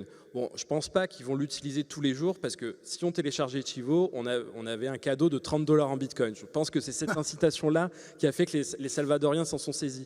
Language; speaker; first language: French; native; French